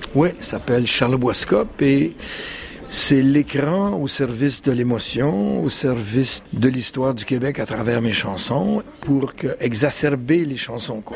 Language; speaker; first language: French; native; French